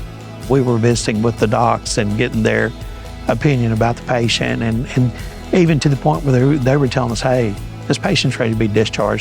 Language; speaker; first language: English; native; English